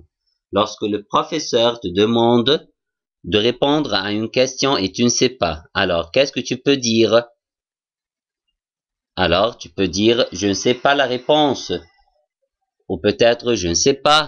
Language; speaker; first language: French; non-native, fluent; Arabic